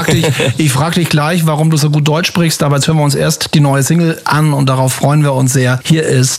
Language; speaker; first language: German; native; German